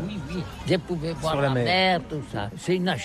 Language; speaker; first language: French; non-native, learner; Catalan